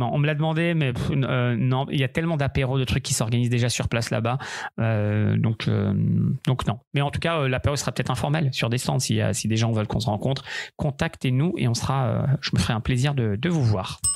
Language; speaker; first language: French; native; French